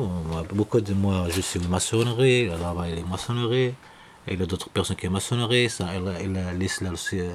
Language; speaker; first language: French; non-native, local second language; Arabic